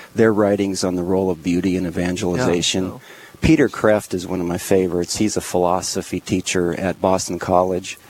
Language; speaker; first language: English; native; English